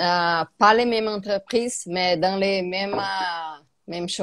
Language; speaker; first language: French; non-native, learner; Portuguese